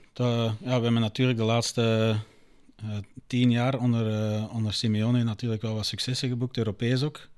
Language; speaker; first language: Dutch; native; Dutch